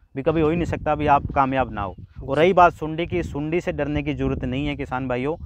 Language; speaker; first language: Hindi; non-native, local second language; Punjabi